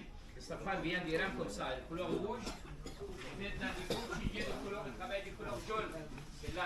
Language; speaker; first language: French; non-native, learner; Arabic